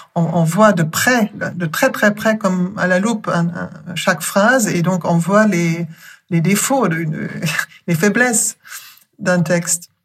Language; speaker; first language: French; non-native, fluent; German